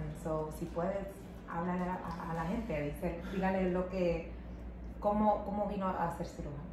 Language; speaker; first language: Spanish; non-native, local second language; English